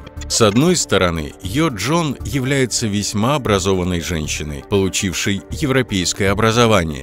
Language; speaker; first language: Russian; native; Russian